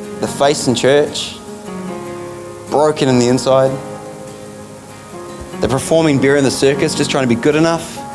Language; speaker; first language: English; native; English